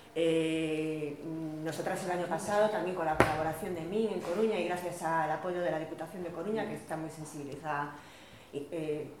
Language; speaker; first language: Spanish; non-native, local second language; Galician